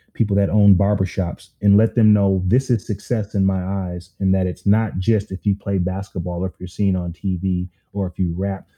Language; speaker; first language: English; native; English